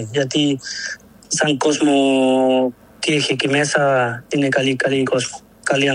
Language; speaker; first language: Greek; non-native, learner; Spanish